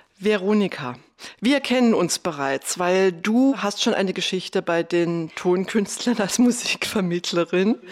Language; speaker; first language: German; native; German